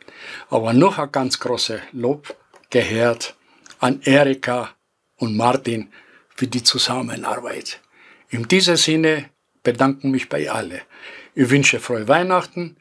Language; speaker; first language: German; non-native, fluent; Greek